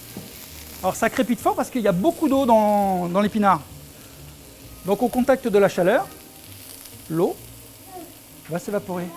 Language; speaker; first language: French; native; French